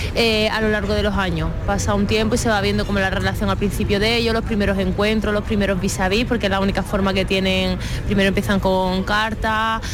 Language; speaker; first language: Spanish; native; Spanish